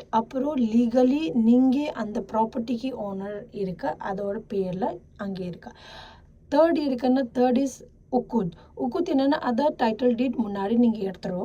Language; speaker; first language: Tamil; non-native, learner; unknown